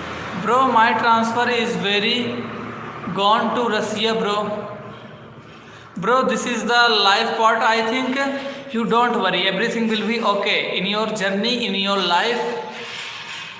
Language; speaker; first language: English; non-native, learner; Hindi